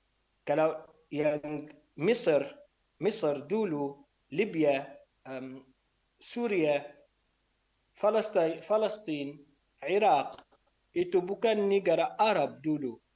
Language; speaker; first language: Indonesian; non-native, learner; Arabic